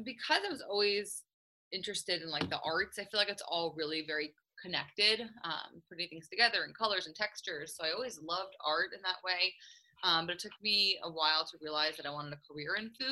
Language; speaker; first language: English; native; English